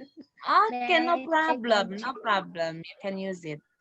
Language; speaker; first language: English; non-native, fluent; Indonesian